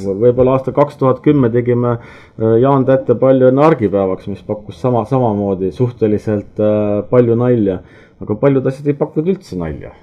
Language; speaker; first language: Estonian; non-native, local second language; Russian